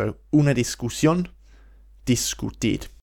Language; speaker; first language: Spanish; non-native, fluent; English